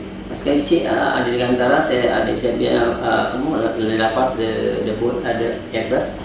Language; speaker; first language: French; non-native, learner; Indonesian